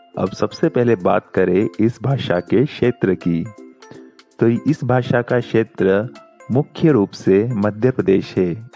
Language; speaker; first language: Hindi; native; Hindi